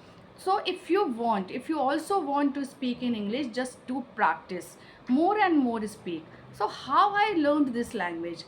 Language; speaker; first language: English; non-native, local second language; Hindi